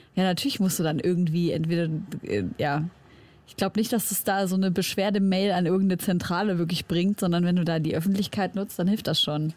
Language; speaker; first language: German; early bilingual, other home language; Arabic